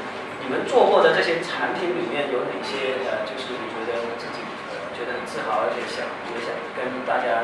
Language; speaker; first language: Chinese; native; Chinese